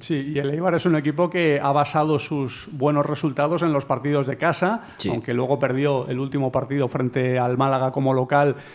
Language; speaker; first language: Spanish; native; Spanish